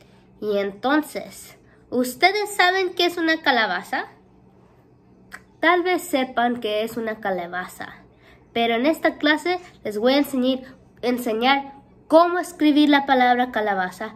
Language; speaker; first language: Spanish; early bilingual, heritage; Spanish